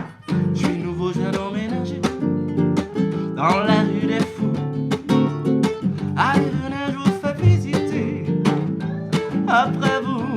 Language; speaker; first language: French; native; French